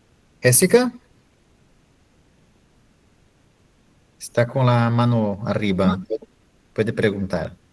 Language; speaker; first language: Spanish; non-native, fluent; Portuguese